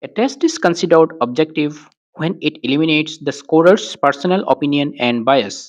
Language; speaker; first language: English; non-native, local second language; Assamese